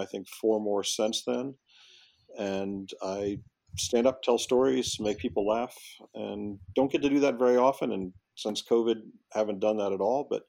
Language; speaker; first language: English; native; English